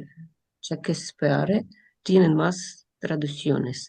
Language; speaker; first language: Spanish; non-native, learner; Russian